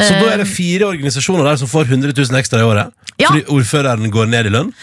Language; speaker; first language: Norwegian; native; Norwegian